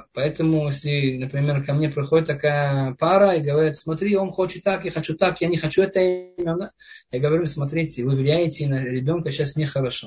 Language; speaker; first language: Russian; non-native, fluent; Hebrew